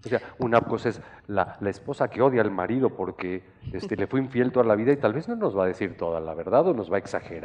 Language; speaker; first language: Spanish; native; Spanish